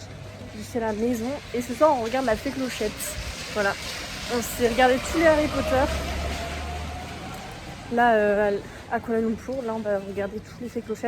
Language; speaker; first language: French; native; French